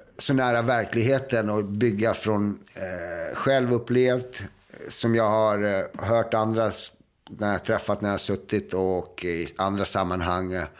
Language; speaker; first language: Swedish; early bilingual, other home language; Serbian